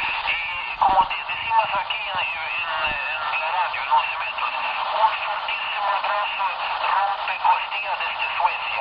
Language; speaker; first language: Spanish; non-native, learner; Swedish